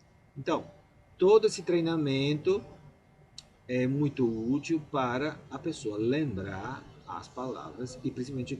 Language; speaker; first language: Portuguese; non-native, fluent; Italian